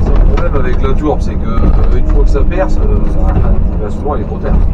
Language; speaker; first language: French; native; French